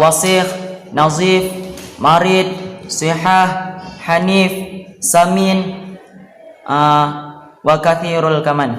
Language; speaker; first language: Arabic; non-native, learner; Indonesian